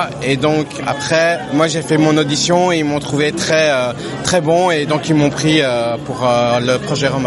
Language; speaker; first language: French; native; French